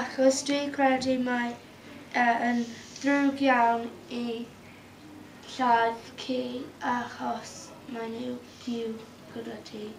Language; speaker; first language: Welsh; non-native, local second language; English